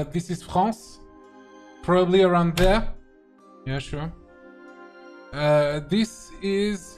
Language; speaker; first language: English; non-native, fluent; French